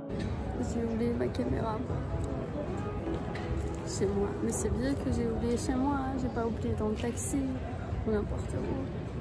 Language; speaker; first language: French; non-native, fluent; Armenian